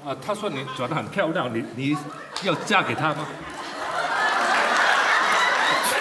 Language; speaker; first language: Chinese; non-native, local second language; Cantonese